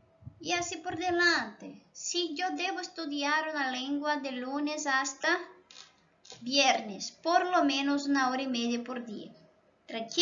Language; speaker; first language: Spanish; non-native, local second language; Portuguese